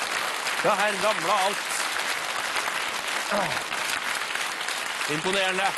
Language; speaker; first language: Norwegian; native; Norwegian